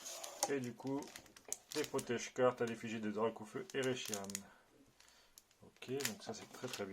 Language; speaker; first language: French; native; French